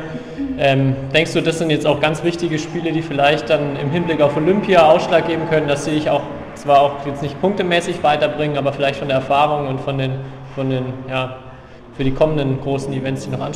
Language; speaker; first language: German; native; German